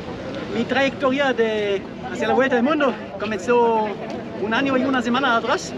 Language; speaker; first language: Spanish; non-native, fluent; German